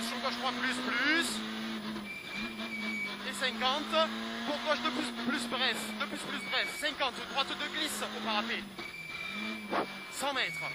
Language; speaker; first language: French; native; French